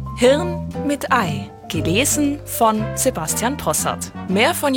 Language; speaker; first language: German; native; German